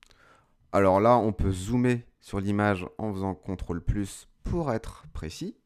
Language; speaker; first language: French; native; French